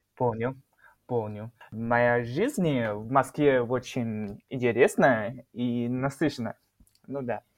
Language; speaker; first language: Russian; non-native, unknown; Chinese